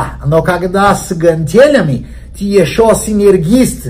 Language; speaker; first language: Russian; non-native, learner; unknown